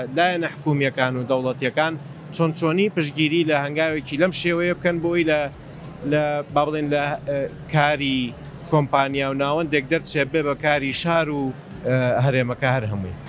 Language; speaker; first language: Central Kurdish; non-native, local second language; Gurani